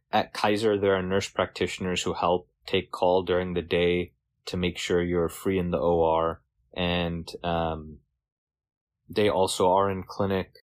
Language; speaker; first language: English; native; English